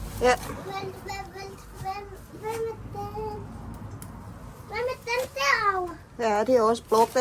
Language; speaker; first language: Danish; non-native, learner; Thai